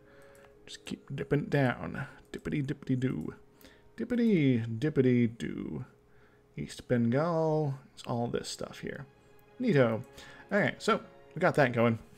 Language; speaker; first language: English; native; English